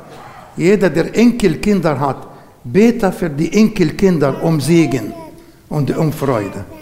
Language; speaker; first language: German; non-native, learner; Arabic